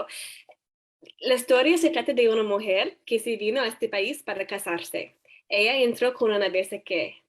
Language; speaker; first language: Spanish; non-native, learner; English